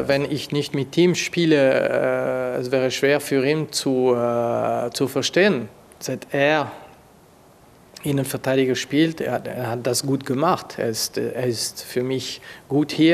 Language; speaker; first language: German; non-native, fluent; French